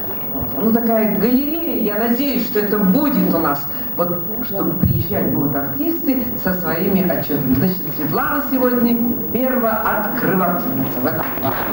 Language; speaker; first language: Russian; native; Russian